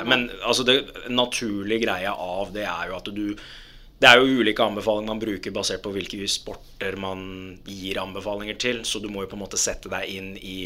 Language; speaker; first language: Norwegian; early bilingual, other home language; Arabic